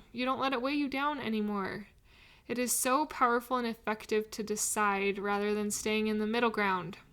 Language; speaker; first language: English; native; English